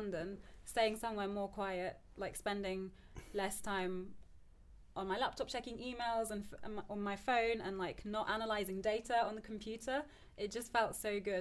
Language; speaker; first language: English; early bilingual, other home language; Turkish